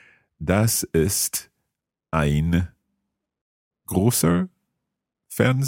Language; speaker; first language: German; non-native, learner; English